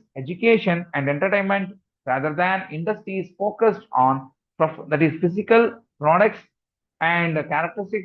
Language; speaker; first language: English; non-native, local second language; Tamil